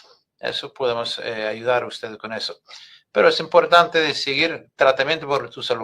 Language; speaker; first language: Spanish; non-native, fluent; English